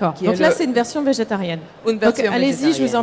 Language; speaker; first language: French; native; French